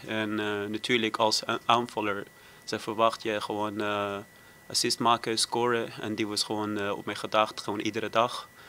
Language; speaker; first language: Dutch; non-native, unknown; Persian